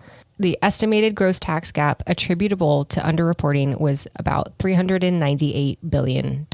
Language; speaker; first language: English; native; English